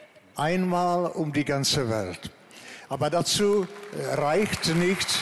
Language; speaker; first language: German; non-native, fluent; Czech